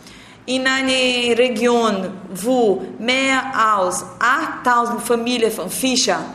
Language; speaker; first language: German; non-native, learner; Portuguese